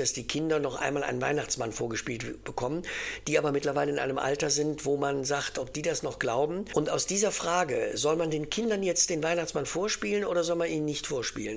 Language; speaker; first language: German; native; German